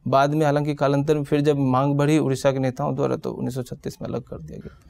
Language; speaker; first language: Hindi; native; Hindi